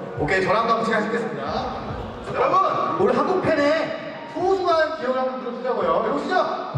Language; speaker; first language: Korean; native; Korean